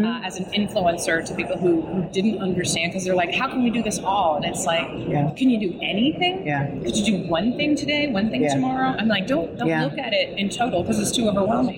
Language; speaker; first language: English; native; English